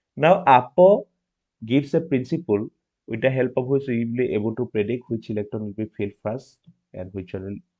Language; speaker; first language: English; non-native, local second language; Assamese